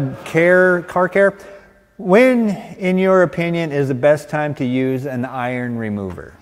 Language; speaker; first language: English; native; English